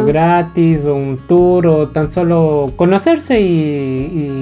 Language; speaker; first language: Spanish; native; Spanish